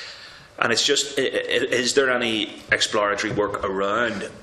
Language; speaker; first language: English; native; English